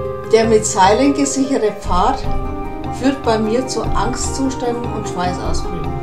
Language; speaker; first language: German; native; German